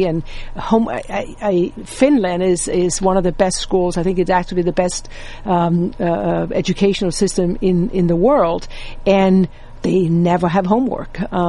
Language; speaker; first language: English; non-native, fluent; Danish